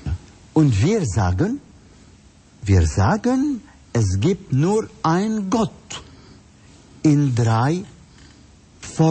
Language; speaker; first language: German; non-native, fluent; Arabic